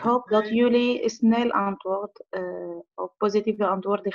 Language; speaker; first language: Dutch; non-native, learner; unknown